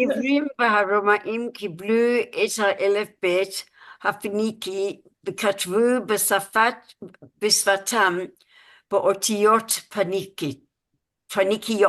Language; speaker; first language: Hebrew; non-native, learner; English